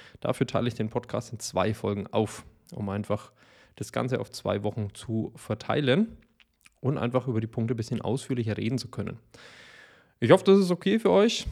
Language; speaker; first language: German; native; German